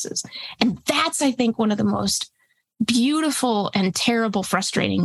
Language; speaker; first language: English; early bilingual, other home language; Spanish